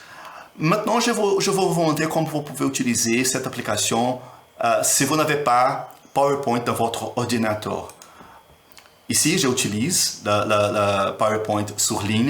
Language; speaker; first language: French; non-native, learner; Portuguese